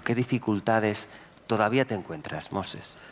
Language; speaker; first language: Spanish; native; Spanish